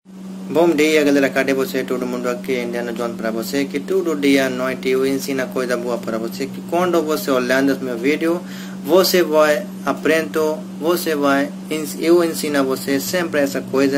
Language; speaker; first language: Portuguese; non-native, learner; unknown